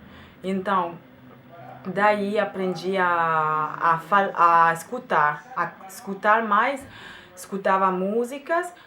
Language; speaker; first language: Portuguese; non-native, fluent; German